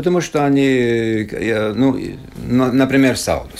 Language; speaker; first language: Russian; non-native, local second language; Latvian